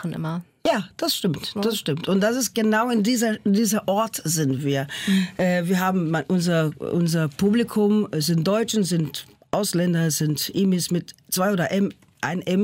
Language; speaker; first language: German; non-native, fluent; Portuguese